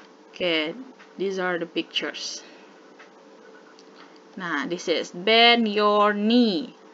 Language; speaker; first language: English; non-native, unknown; Indonesian